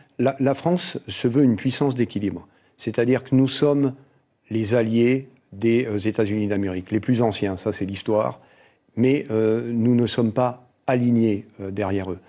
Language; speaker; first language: French; native; French